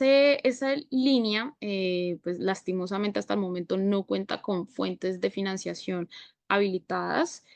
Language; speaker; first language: Spanish; native; Spanish